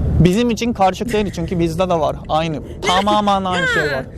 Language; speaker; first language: Turkish; non-native, learner; Japanese